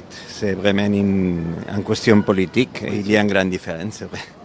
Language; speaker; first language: French; non-native, fluent; Catalan